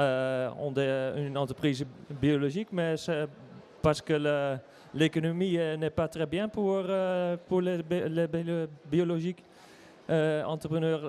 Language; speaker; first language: French; non-native, learner; Dutch